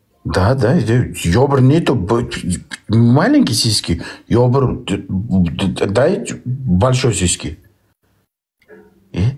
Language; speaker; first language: Russian; non-native, learner; Uzbek